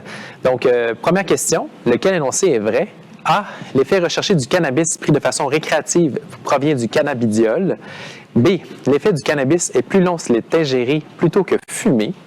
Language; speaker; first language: French; native; French